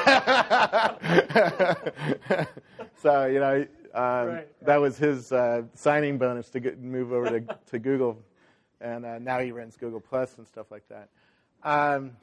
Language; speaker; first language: English; native; English